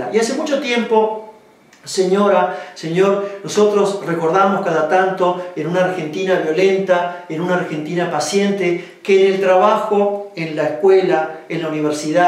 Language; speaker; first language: Spanish; native; Spanish